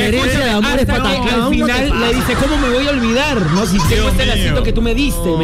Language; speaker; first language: Spanish; native; Spanish